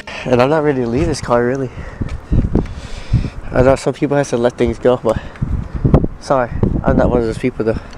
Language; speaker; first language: English; native; English